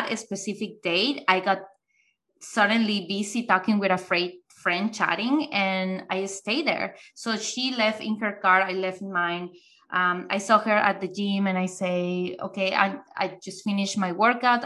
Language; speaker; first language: English; non-native, fluent; Spanish